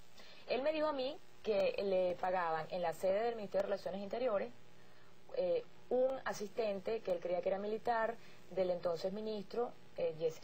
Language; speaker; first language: Spanish; native; Spanish